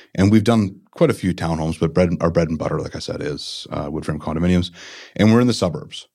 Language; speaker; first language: English; native; English